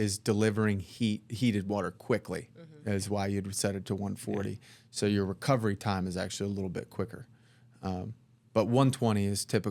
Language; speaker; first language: English; native; English